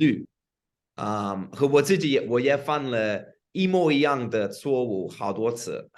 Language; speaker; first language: Chinese; non-native, fluent; English